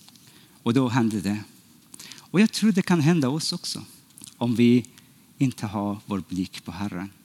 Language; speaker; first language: Swedish; non-native, fluent; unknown